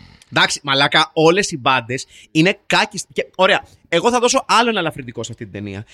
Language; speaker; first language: Greek; native; Greek